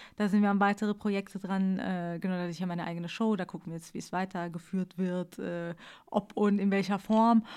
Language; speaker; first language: German; early bilingual, other home language; Persian